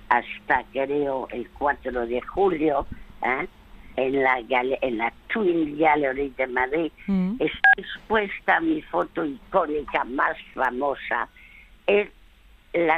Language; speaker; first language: Spanish; early bilingual, other home language; French